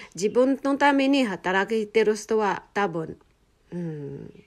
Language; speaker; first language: Japanese; non-native, fluent; Filipino